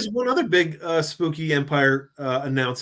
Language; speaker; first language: English; native; English